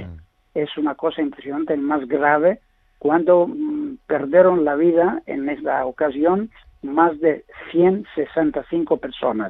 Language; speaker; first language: Spanish; non-native, learner; Greek